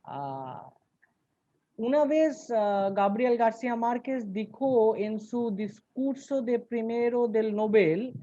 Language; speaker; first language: Spanish; non-native, learner; Bangla